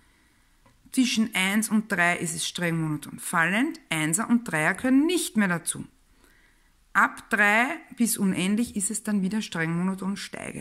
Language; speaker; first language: German; native; German